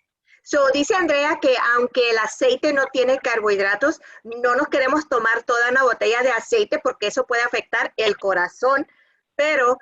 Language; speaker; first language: Spanish; early bilingual, other home language; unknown